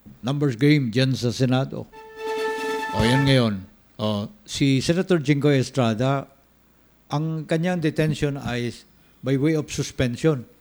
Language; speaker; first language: Filipino; non-native, local second language; Cebuano